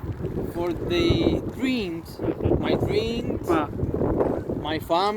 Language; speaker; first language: English; non-native, learner; Spanish